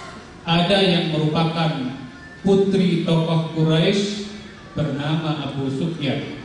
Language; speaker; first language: Indonesian; native; Indonesian